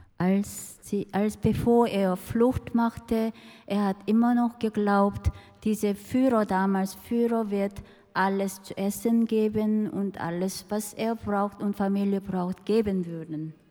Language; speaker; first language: German; non-native, fluent; Korean